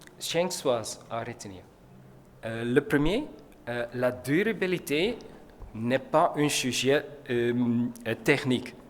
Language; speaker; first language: French; non-native, learner; Dutch